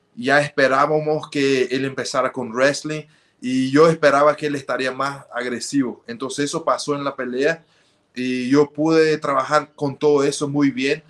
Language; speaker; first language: Spanish; early bilingual, heritage; Spanish